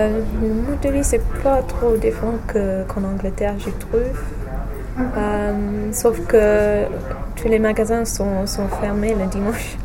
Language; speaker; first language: French; non-native, fluent; English